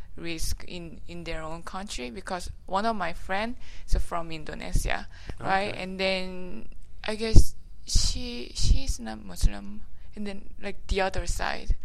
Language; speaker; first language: English; non-native, learner; Korean